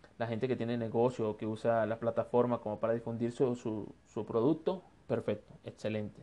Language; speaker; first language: Spanish; native; Spanish